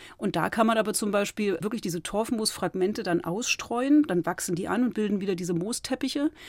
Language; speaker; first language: German; native; German